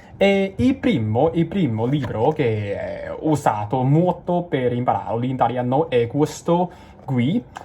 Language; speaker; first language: Italian; non-native, learner; Cantonese